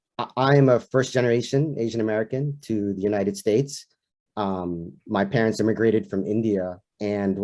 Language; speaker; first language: English; native; English